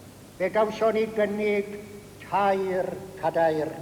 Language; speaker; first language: Welsh; native; Welsh